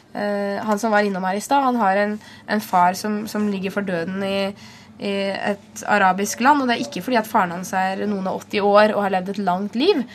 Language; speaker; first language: Norwegian; native; Norwegian